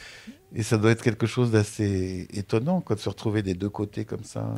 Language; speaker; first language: French; native; French